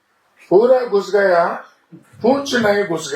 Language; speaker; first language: Hindi; non-native, learner; Nepali